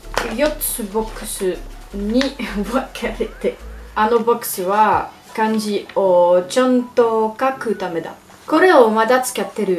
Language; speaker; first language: Japanese; non-native, learner; French